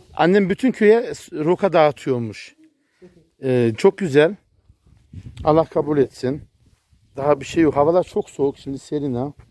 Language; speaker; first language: Turkish; early bilingual, heritage; Turkish